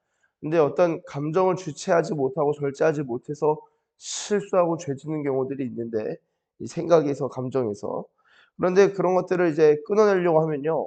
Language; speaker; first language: Korean; native; Korean